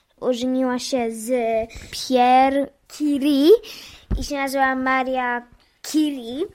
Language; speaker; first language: Polish; early bilingual, heritage; Polish